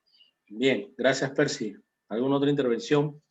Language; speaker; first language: Spanish; native; Spanish